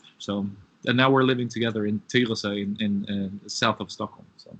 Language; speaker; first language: English; non-native, fluent; Swedish